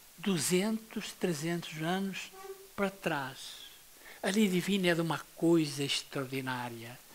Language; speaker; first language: Portuguese; native; Portuguese